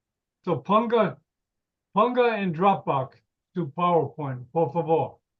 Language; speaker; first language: Spanish; non-native, learner; English